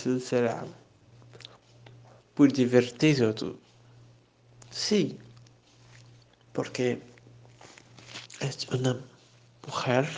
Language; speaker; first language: Spanish; non-native, learner; Portuguese